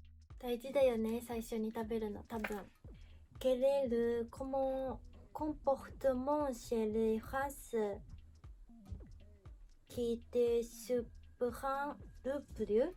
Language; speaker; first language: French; non-native, learner; Japanese